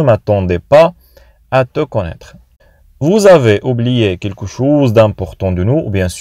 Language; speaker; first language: French; non-native, fluent; Arabic